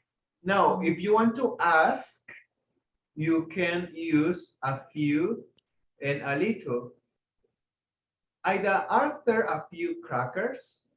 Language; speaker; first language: English; non-native, fluent; Spanish